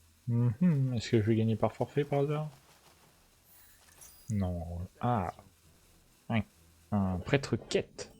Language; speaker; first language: French; native; French